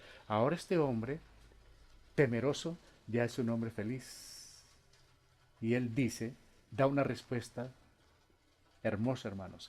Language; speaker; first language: Spanish; native; Spanish